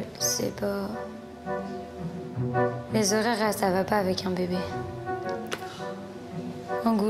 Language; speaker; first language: French; native; French